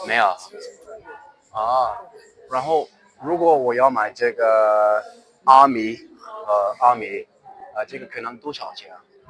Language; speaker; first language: Chinese; non-native, learner; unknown